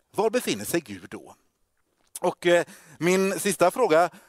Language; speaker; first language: Swedish; native; Swedish